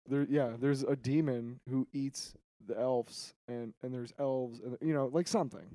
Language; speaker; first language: English; native; English